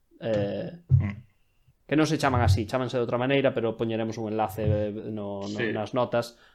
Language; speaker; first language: Galician; non-native, local second language; Spanish